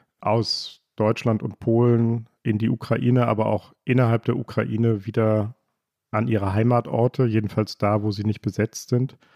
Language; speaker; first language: German; native; German